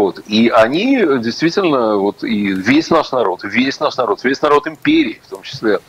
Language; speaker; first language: Russian; native; Russian